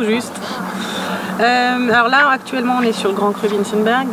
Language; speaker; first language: French; native; French